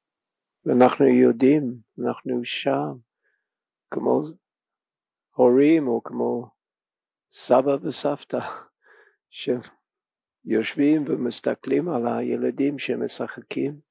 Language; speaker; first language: Hebrew; non-native, fluent; English